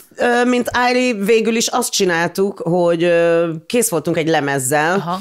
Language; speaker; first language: Hungarian; non-native, fluent; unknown